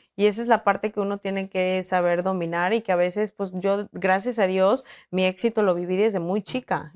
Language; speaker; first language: Spanish; native; Spanish